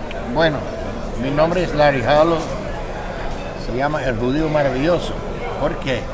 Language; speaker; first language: Spanish; non-native, learner; English